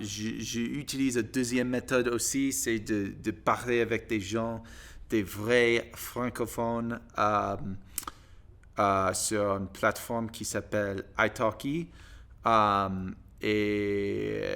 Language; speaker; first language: French; non-native, learner; English